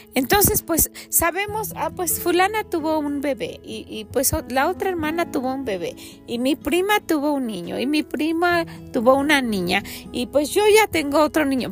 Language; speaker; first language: Spanish; native; Spanish